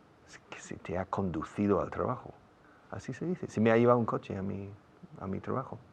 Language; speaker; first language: Spanish; non-native, fluent; English